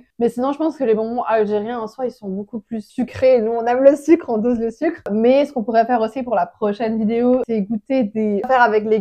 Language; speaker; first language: French; native; French